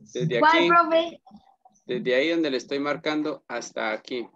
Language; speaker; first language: Spanish; native; Spanish